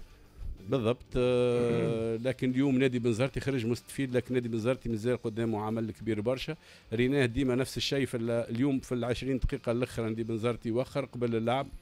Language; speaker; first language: Arabic; native; Arabic